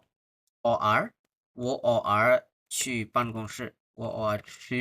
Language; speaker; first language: Chinese; non-native, fluent; Bangla